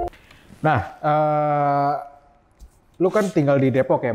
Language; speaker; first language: Indonesian; native; Indonesian